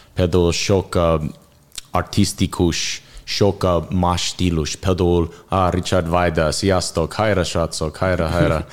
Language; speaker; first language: Hungarian; non-native, learner; English